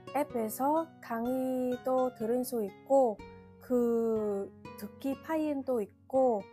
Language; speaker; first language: Korean; non-native, fluent; Vietnamese